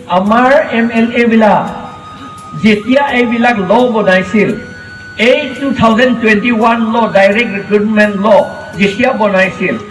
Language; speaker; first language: Assamese; non-native, local second language; Karbi